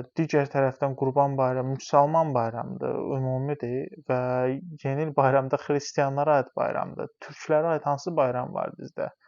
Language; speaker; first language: Azerbaijani; non-native, local second language; Talysh